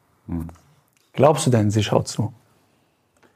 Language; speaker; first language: German; native; German